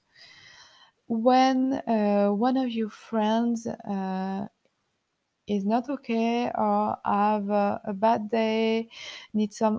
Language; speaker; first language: English; non-native, learner; French